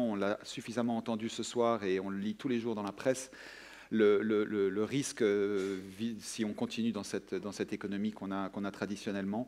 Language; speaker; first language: French; native; French